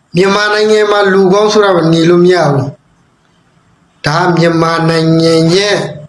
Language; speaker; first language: Burmese; non-native, local second language; Rohingya